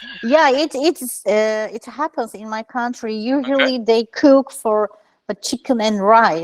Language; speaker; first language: English; non-native, learner; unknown